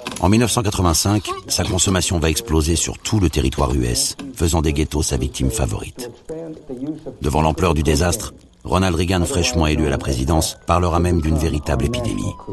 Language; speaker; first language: French; native; French